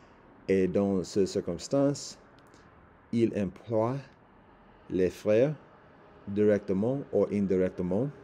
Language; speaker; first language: French; non-native, learner; English